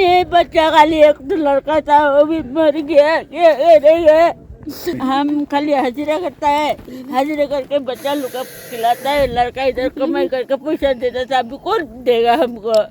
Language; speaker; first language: Hindi; non-native, local second language; Bangla